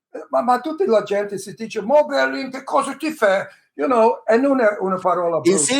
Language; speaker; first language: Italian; early bilingual, heritage; English